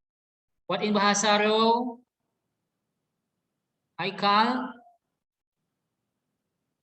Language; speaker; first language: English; non-native, learner; Indonesian